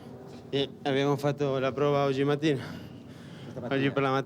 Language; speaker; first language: Italian; non-native, fluent; Spanish